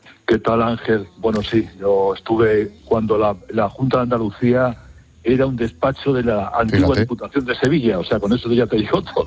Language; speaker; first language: Spanish; native; Spanish